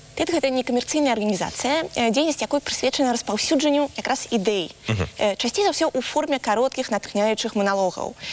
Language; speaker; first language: Belarusian; non-native, local second language; Russian